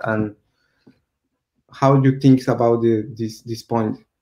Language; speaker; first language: English; non-native, learner; Portuguese